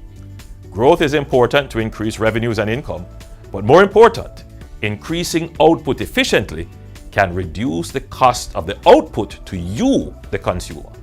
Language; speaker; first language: English; native; English